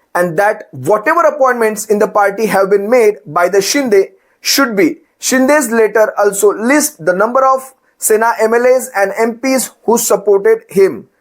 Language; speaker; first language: English; non-native, local second language; Marathi